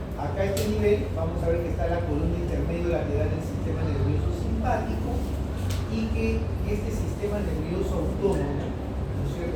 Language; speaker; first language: Spanish; native; Spanish